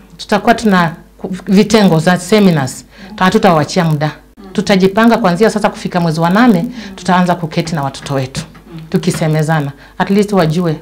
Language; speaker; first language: Swahili; non-native, local second language; Luyia